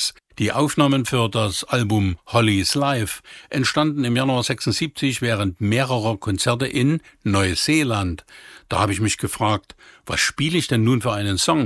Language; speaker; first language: German; native; German